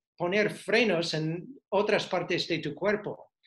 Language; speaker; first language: Spanish; non-native, fluent; English